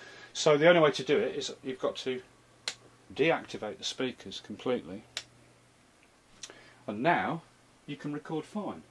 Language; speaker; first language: English; native; English